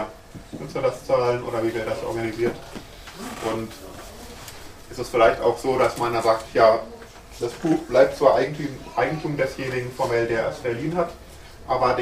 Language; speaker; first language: German; native; German